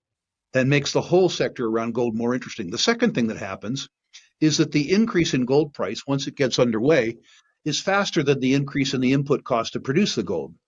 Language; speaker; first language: English; native; English